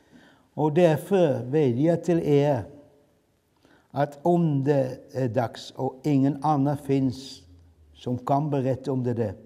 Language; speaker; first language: Swedish; non-native, fluent; Dutch